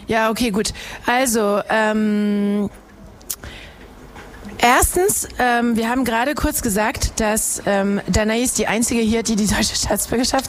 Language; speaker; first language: German; non-native, fluent; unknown